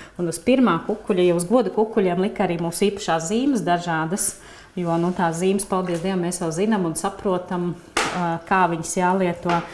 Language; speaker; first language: Latvian; native; Latvian